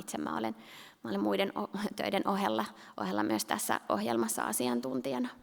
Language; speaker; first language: Finnish; native; Finnish